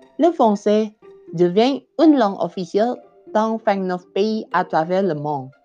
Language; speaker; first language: French; non-native, learner; Indonesian